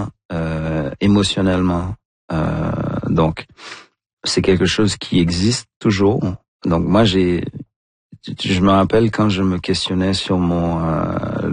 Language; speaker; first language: French; native; French